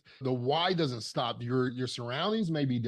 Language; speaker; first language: English; native; English